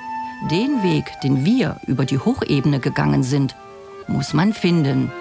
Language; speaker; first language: German; native; German